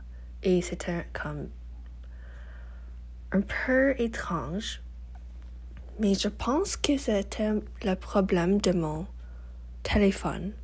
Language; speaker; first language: French; non-native, learner; English